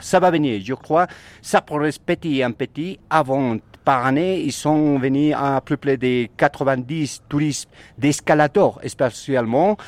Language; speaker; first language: French; non-native, learner; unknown